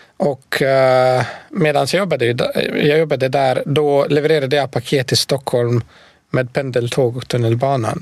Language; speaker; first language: Swedish; non-native, fluent; Bosnian